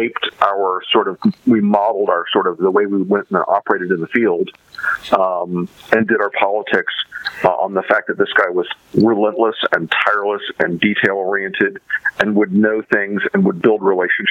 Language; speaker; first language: English; native; English